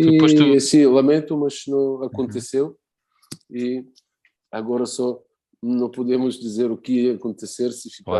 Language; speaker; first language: Portuguese; non-native, fluent; Bulgarian